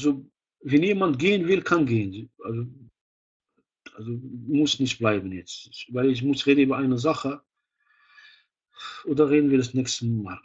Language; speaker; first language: German; non-native, fluent; Arabic